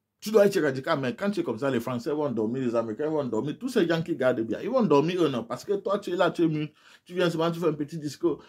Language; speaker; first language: French; non-native, local second language; English